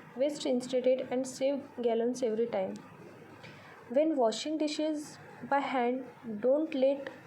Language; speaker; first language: English; non-native, local second language; Marathi